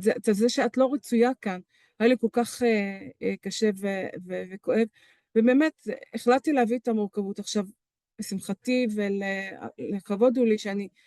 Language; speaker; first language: Hebrew; non-native, local second language; Arabic